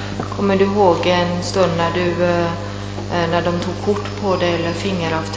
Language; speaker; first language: Swedish; non-native, fluent; Italian